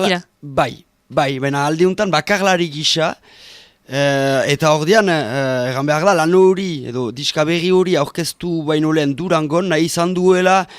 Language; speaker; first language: Basque; native; Basque